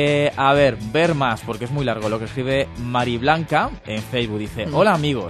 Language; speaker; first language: Spanish; native; Spanish